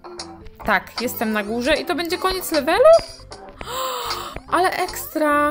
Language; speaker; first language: Polish; native; Polish